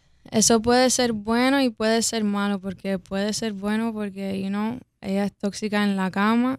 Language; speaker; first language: Spanish; early bilingual, heritage; Spanish